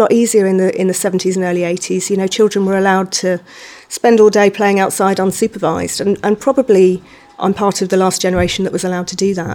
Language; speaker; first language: English; native; English